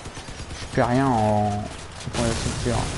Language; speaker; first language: French; native; French